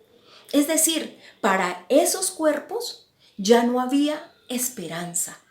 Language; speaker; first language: Spanish; native; Spanish